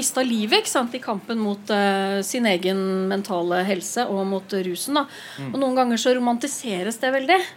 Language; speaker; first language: Norwegian; native; Norwegian